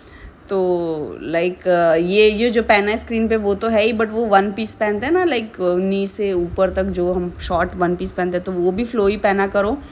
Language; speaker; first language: Hindi; native; Hindi